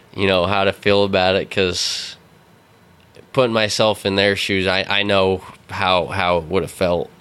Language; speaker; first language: English; native; English